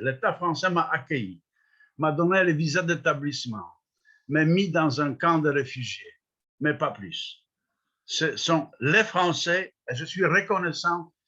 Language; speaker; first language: French; non-native, fluent; Polish